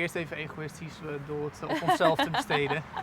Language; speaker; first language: Dutch; native; Dutch